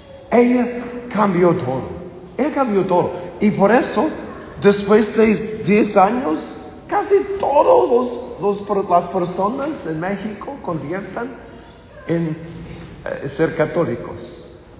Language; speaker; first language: Spanish; non-native, learner; English